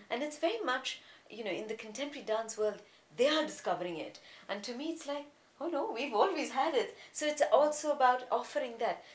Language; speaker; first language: English; non-native, local second language; Tamil